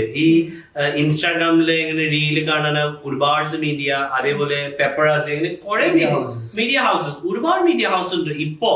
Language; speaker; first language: Malayalam; non-native, fluent; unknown